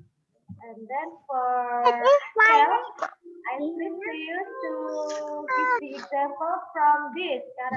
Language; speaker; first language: English; non-native, fluent; Indonesian